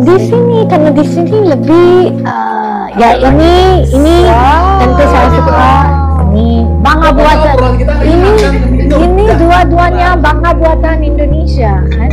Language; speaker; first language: Indonesian; non-native, learner; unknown